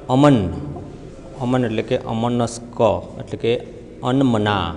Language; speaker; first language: Hindi; non-native, local second language; Gujarati